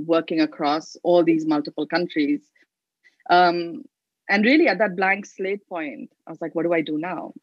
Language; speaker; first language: English; non-native, local second language; Hindi